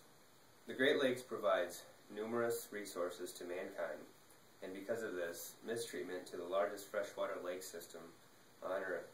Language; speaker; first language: English; native; English